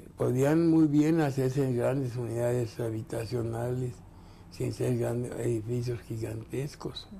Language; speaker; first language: Spanish; native; Spanish